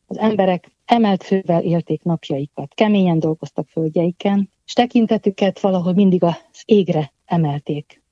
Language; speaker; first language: Hungarian; native; Hungarian